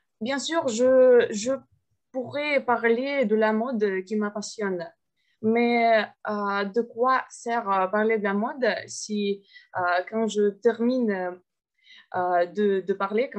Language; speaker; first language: French; non-native, fluent; Russian